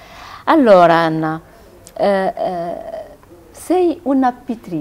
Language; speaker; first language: Italian; non-native, learner; Arabic